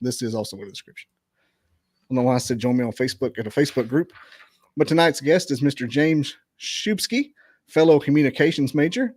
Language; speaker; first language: English; native; English